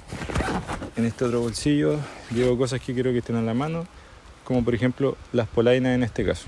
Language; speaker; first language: Spanish; native; Spanish